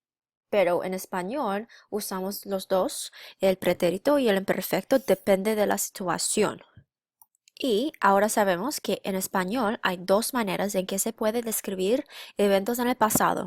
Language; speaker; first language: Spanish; non-native, fluent; English